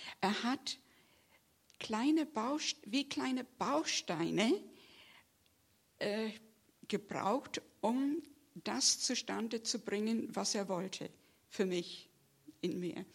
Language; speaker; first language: German; non-native, fluent; English